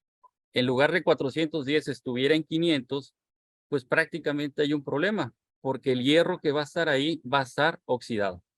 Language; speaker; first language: Spanish; native; Spanish